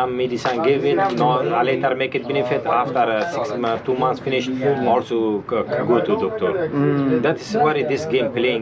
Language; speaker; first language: English; non-native, learner; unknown